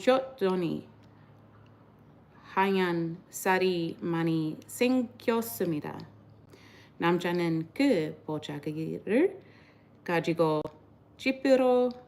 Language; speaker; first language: Korean; non-native, learner; English